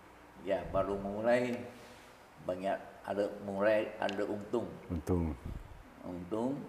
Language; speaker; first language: Indonesian; early bilingual, other home language; Min Nan Chinese